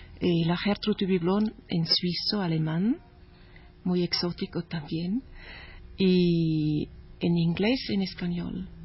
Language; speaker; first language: Spanish; non-native, learner; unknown